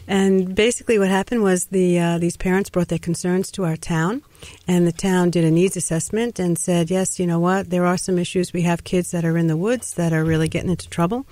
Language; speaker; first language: English; native; English